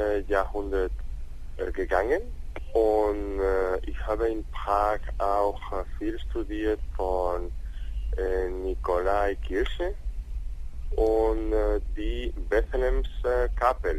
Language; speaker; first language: German; non-native, learner; Spanish